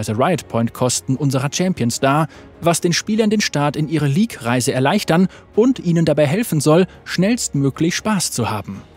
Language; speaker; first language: German; native; German